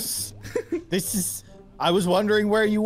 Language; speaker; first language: English; native; English